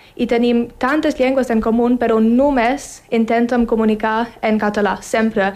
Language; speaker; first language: Catalan; non-native, learner; English